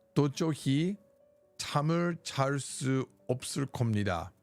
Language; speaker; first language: Korean; non-native, learner; English